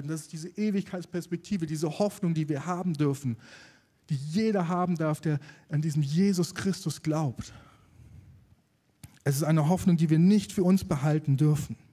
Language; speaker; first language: German; native; German